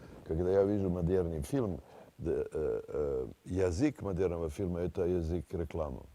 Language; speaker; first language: Russian; non-native, fluent; Serbian